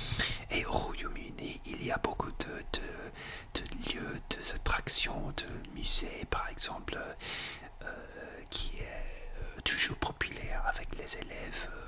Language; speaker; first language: French; non-native, learner; English